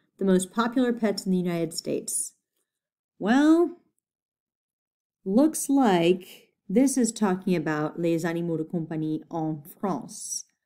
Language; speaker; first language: English; native; English